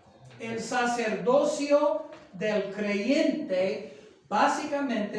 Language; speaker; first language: Spanish; non-native, fluent; English